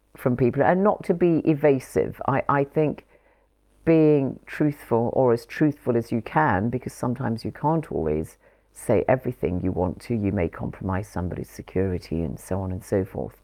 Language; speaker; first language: English; native; English